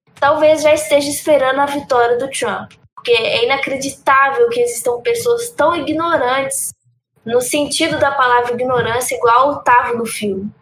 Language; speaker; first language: Portuguese; early bilingual, heritage; Portuguese